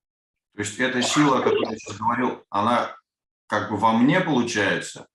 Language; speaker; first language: Russian; native; Russian